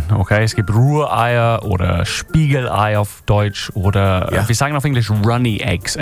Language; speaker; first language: German; non-native, fluent; English